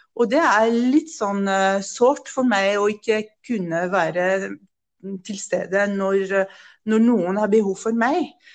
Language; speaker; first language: Norwegian; non-native, fluent; French